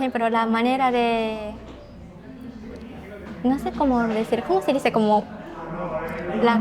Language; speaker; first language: Spanish; non-native, learner; Japanese